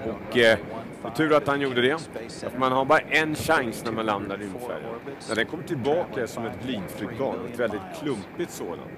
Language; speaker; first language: Swedish; native; Swedish